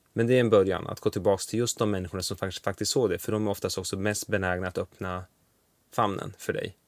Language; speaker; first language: Swedish; early bilingual, other home language; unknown